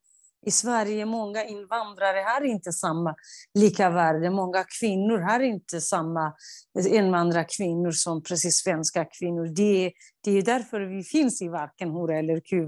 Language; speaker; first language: Swedish; non-native, fluent; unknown